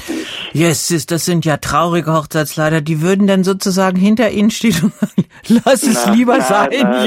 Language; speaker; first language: German; native; German